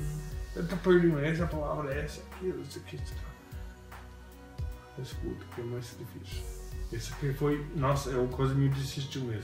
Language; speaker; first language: Portuguese; non-native, fluent; English